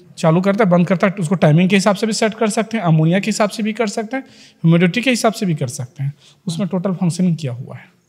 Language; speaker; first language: Hindi; native; Hindi